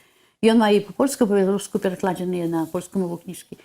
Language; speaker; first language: Polish; non-native, local second language; Belarusian